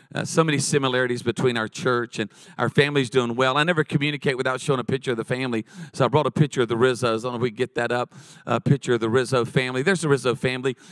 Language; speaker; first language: English; native; English